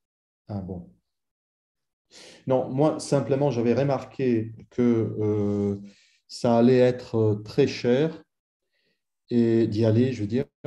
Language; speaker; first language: French; non-native, fluent; Italian